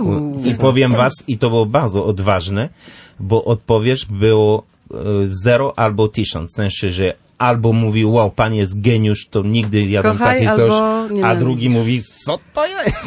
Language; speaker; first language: Polish; non-native, learner; French